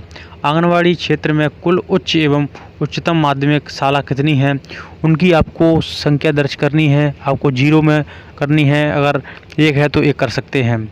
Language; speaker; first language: Hindi; native; Hindi